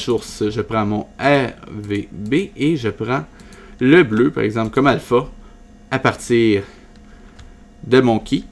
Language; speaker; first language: French; native; French